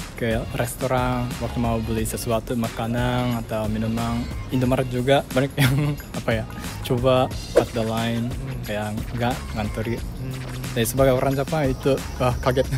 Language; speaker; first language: Indonesian; non-native, fluent; Japanese